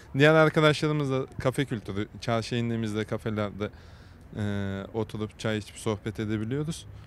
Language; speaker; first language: Turkish; native; Turkish